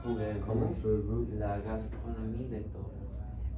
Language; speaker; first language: French; non-native, learner; Spanish